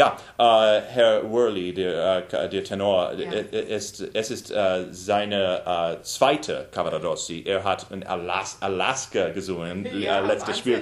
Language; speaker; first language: German; non-native, learner; English